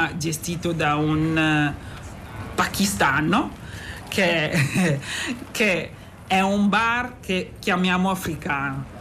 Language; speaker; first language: Italian; non-native, fluent; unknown